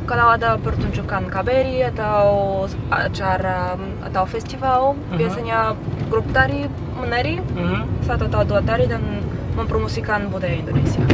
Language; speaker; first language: Indonesian; non-native, fluent; Bulgarian